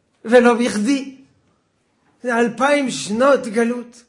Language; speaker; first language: Hebrew; non-native, fluent; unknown